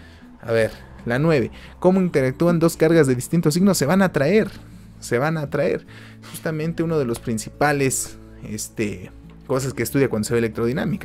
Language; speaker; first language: Spanish; native; Spanish